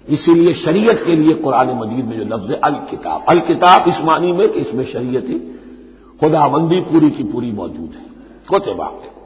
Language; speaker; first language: Urdu; native; Urdu